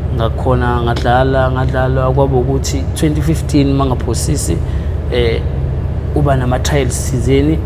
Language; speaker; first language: Zulu; native; Zulu